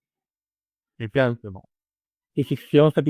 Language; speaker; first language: French; non-native, learner; Spanish